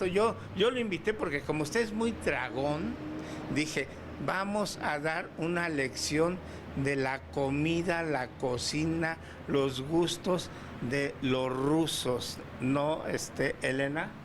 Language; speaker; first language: Spanish; native; Spanish